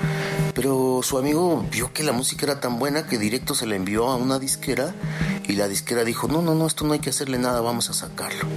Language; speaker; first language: Spanish; native; Spanish